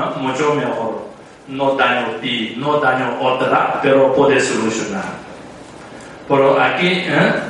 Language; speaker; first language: Spanish; non-native, learner; Tibetan